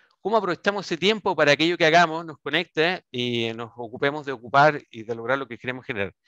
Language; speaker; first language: Spanish; native; Spanish